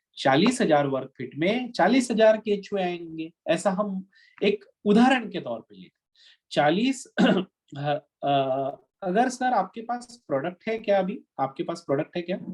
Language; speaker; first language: Hindi; non-native, local second language; Marathi